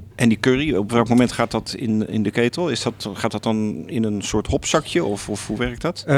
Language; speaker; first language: Dutch; native; Dutch